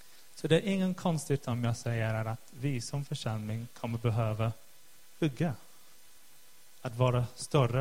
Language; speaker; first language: Swedish; non-native, fluent; English